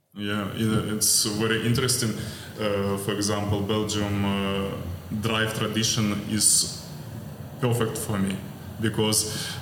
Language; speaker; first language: English; non-native, learner; Ukrainian